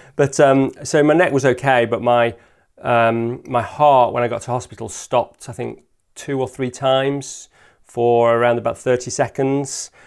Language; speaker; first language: English; native; English